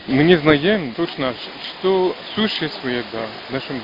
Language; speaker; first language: Russian; non-native, learner; French